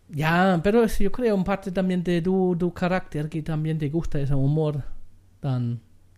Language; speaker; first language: Spanish; non-native, learner; German